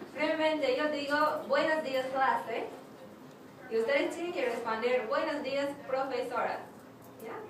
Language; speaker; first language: Spanish; non-native, fluent; English